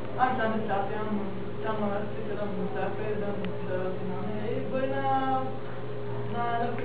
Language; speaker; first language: Greek; non-native, learner; Swedish